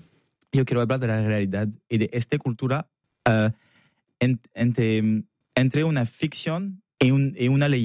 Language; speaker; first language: Spanish; non-native, learner; French